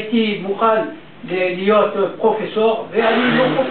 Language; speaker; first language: Hebrew; non-native, fluent; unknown